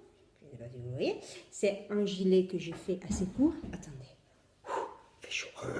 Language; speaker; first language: French; non-native, fluent; Italian